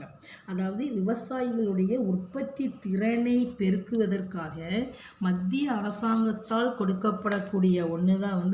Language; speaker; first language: Tamil; native; Tamil